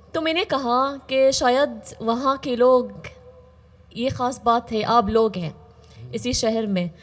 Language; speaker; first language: Urdu; non-native, fluent; Arabic